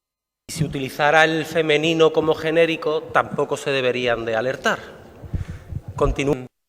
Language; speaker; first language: Spanish; native; Spanish